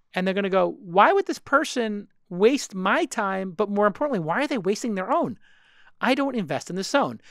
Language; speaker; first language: English; native; English